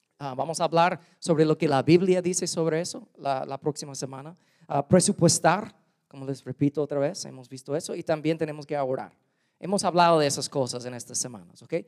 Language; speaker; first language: Spanish; non-native, fluent; English